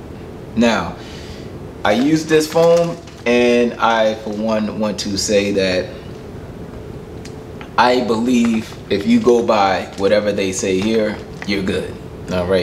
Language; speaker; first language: English; native; English